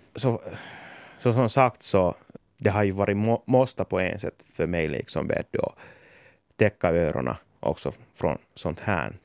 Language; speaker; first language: Swedish; native; Swedish